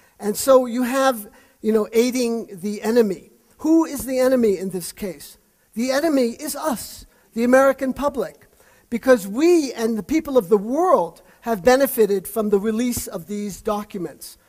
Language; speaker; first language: English; native; English